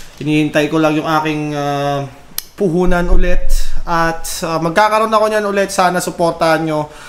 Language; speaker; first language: Filipino; native; Filipino